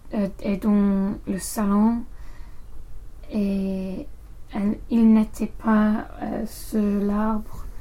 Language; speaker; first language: French; non-native, learner; English